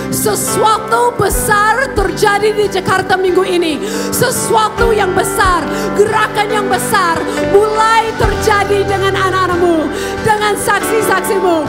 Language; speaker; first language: Indonesian; non-native, fluent; English